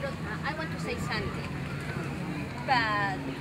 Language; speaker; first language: English; non-native, learner; Spanish